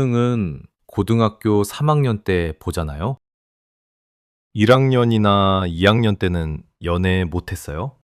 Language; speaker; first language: Korean; early bilingual, heritage; English